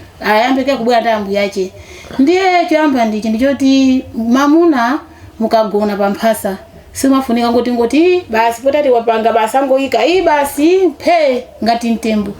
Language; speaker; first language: Nyanja; native; Nyanja